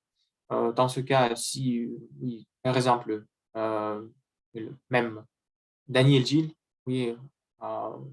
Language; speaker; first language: French; non-native, learner; Russian